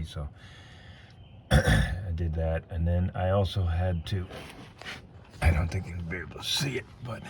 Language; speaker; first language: English; native; English